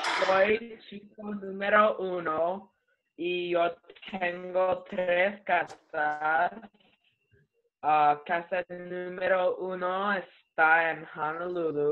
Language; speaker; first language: Spanish; non-native, learner; English